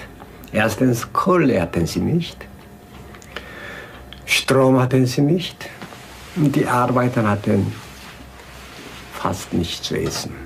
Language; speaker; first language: German; non-native, fluent; Korean